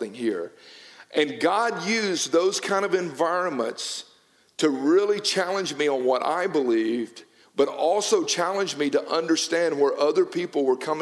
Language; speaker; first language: English; native; English